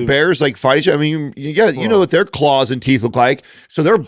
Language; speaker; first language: English; native; English